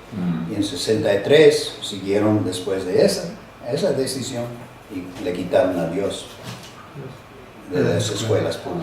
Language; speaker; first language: Spanish; non-native, fluent; English